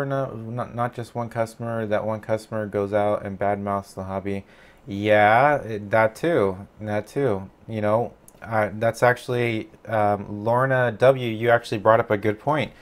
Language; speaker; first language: English; native; English